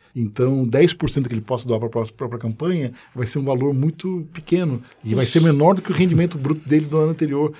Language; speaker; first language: Portuguese; native; Portuguese